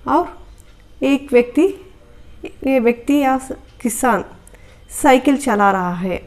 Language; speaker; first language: Hindi; non-native, local second language; Telugu